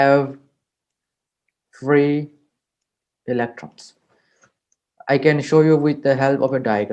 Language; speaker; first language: English; non-native, local second language; Hindi